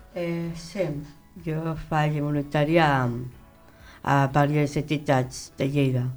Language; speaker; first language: Catalan; non-native, local second language; Spanish